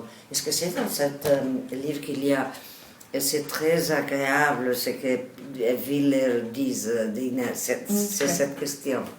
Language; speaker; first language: French; non-native, learner; Catalan